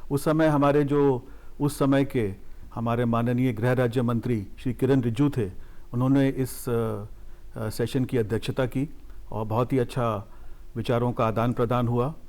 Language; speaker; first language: Hindi; native; Hindi